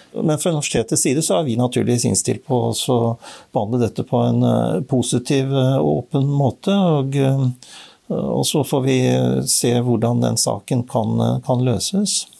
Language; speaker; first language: Norwegian; native; Norwegian